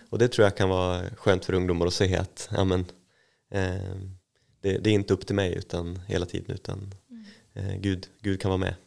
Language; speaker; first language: Swedish; native; Swedish